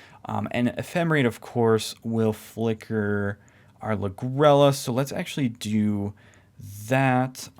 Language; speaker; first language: English; native; English